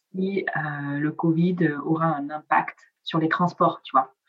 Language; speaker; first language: French; non-native, local second language; Italian